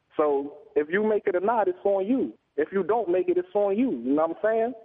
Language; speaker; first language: English; native; English